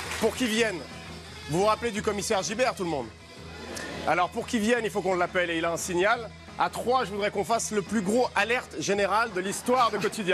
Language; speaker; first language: French; native; French